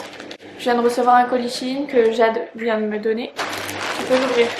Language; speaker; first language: French; native; French